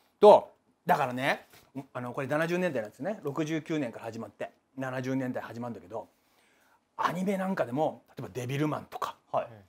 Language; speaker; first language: Japanese; native; Japanese